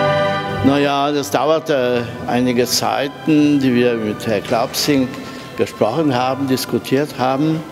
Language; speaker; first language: German; non-native, fluent; Polish